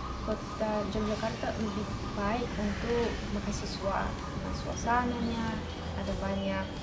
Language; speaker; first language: Indonesian; non-native, fluent; Russian